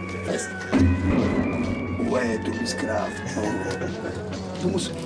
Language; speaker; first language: German; non-native, learner; Polish